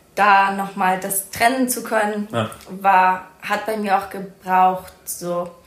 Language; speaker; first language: German; early bilingual, other home language; Persian